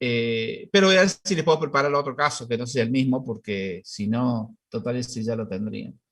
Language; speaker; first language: Spanish; native; Spanish